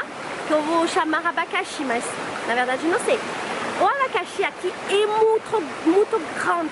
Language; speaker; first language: Portuguese; non-native, fluent; French